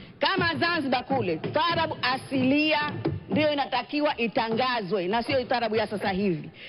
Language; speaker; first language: Swahili; native; Swahili